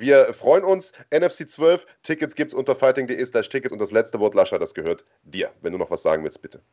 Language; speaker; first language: German; native; German